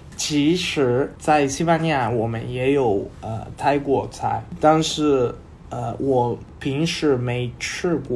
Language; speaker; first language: Chinese; non-native, learner; Spanish